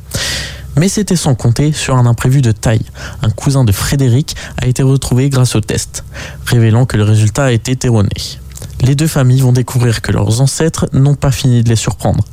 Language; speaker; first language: French; native; French